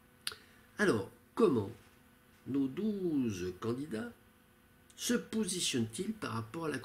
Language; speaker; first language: French; native; French